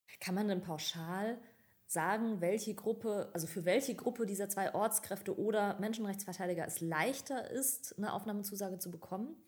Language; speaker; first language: German; native; German